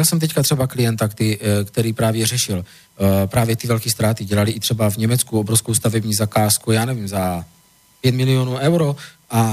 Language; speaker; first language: Czech; native; Czech